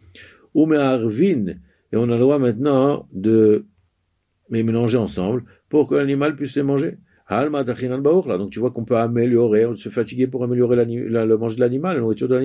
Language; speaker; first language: French; native; French